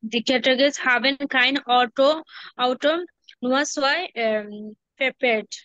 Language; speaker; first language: German; non-native, learner; Bangla